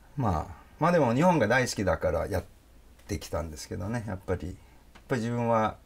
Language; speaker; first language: Japanese; early bilingual, heritage; Danish